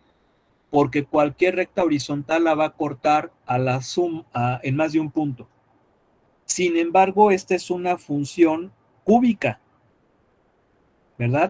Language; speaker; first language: Spanish; native; Spanish